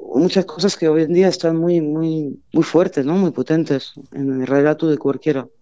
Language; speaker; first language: Spanish; non-native, fluent; French